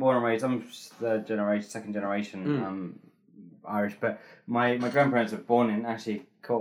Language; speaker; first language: English; native; English